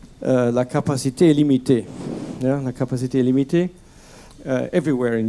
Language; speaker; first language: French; non-native, learner; German